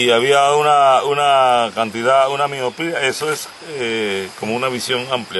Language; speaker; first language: Spanish; native; Spanish